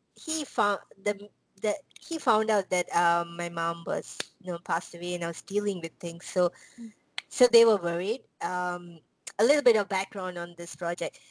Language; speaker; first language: English; non-native, local second language; Tamil